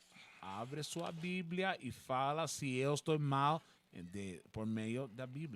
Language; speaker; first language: Portuguese; non-native, learner; Spanish